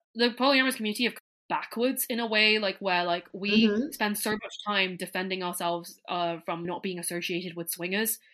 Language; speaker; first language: English; non-native, local second language; Cantonese